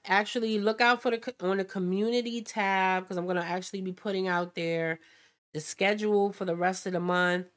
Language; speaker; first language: English; native; English